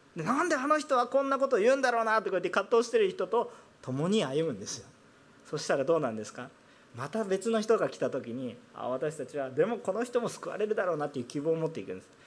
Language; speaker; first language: Japanese; non-native, fluent; Korean